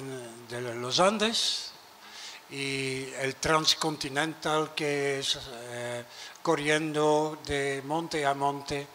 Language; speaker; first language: Spanish; non-native, learner; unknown